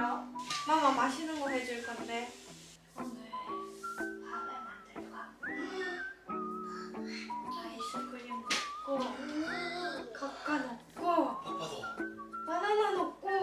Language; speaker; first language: Korean; non-native, fluent; Japanese